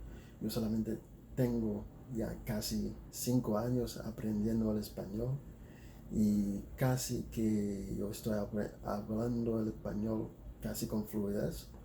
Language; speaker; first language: Spanish; non-native, fluent; Haitian Creole